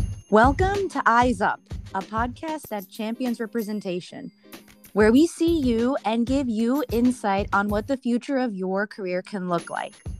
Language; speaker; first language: English; early bilingual, other home language; Spanish